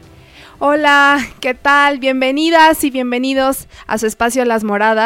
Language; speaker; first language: Spanish; native; Spanish